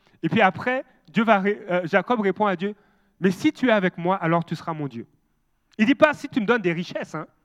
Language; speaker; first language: French; native; French